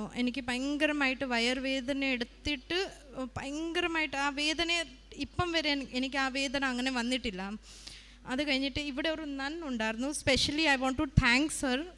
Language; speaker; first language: Malayalam; early bilingual, heritage; Malayalam